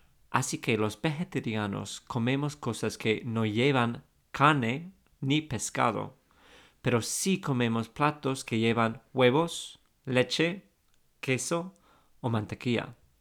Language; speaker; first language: Spanish; non-native, fluent; English